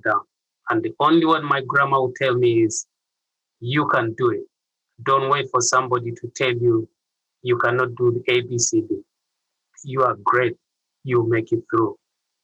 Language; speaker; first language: English; non-native, local second language; Acoli